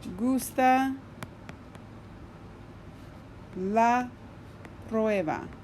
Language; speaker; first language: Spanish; non-native, fluent; English